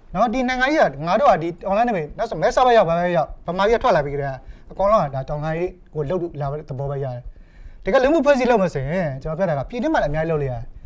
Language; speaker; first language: Burmese; native; Burmese